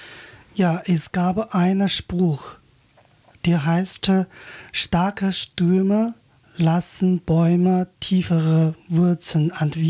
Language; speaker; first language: German; non-native, learner; Chinese